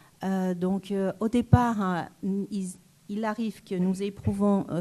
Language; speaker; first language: French; non-native, fluent; Chinese